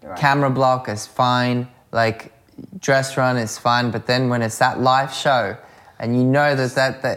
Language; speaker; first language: English; early bilingual, other home language; Russian